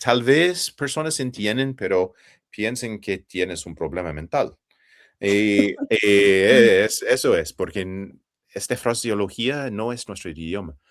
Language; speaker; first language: Spanish; non-native, fluent; English